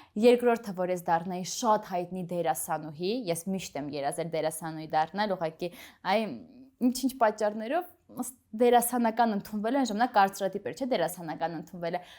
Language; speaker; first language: Armenian; native; Armenian